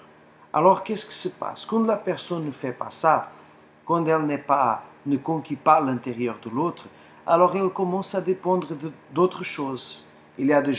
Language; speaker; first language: French; non-native, fluent; Portuguese